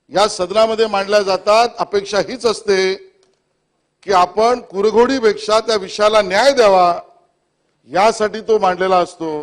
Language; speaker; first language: Marathi; native; Marathi